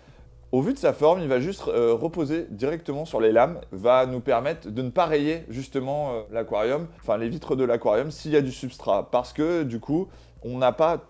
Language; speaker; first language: French; native; French